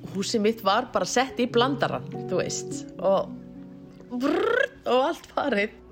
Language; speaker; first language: Icelandic; non-native, fluent; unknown